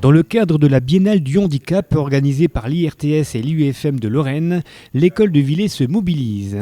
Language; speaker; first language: French; native; French